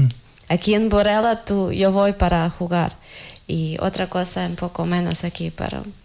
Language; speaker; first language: Spanish; non-native, learner; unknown